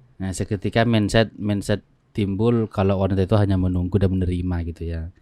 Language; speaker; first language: Indonesian; non-native, local second language; Madurese